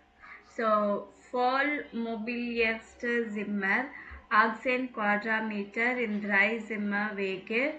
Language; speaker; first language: German; non-native, fluent; Tamil